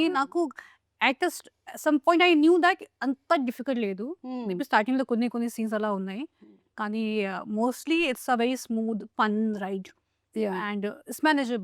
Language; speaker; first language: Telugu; non-native, local second language; Hindi